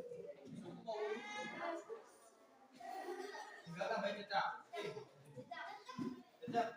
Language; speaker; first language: Indonesian; non-native, local second language; Javanese